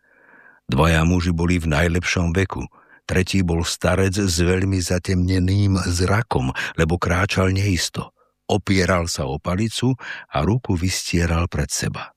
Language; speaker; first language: Slovak; native; Slovak